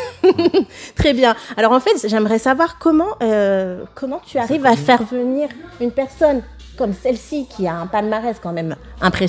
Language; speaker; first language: French; native; French